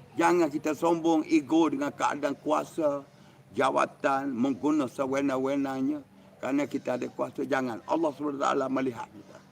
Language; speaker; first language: Malay; native; Malay